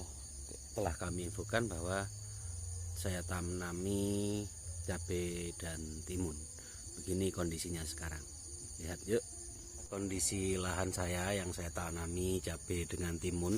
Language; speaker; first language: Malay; non-native, local second language; Javanese